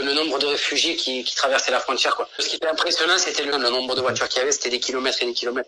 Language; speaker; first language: French; native; French